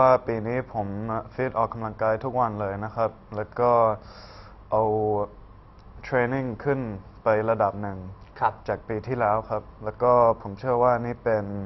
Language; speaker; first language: Thai; early bilingual, heritage; Thai